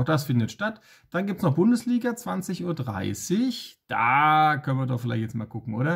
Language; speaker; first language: German; native; German